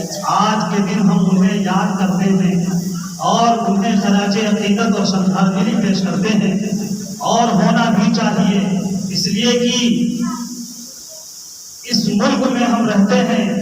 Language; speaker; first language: Urdu; native; Urdu